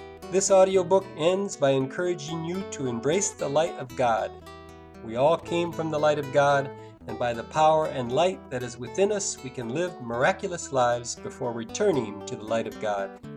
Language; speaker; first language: English; native; English